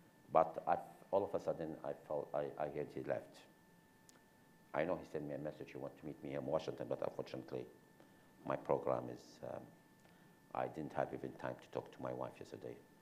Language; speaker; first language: English; non-native, fluent; Arabic